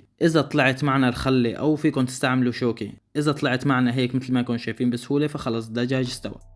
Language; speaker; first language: Arabic; native; Arabic